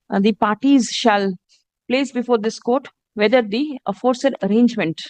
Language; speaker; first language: English; non-native, local second language; Bangla